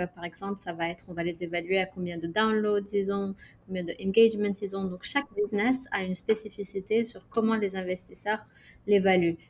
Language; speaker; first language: French; non-native, local second language; Arabic